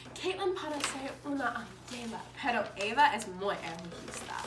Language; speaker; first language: Spanish; non-native, learner; English